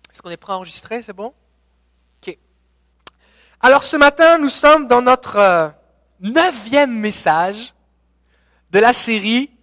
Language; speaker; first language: French; native; French